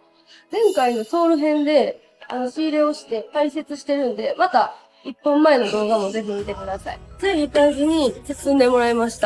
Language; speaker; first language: Japanese; native; Japanese